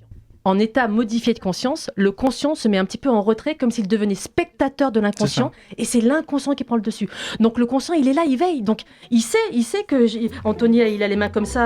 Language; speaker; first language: French; native; French